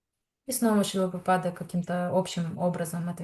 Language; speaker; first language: Russian; native; Russian